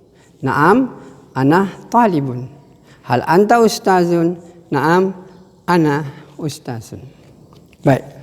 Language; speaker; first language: Arabic; non-native, fluent; Indonesian